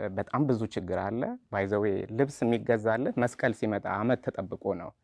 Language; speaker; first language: Amharic; non-native, local second language; Sebat Bet Gurage